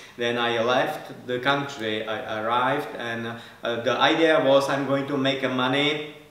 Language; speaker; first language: English; non-native, fluent; Czech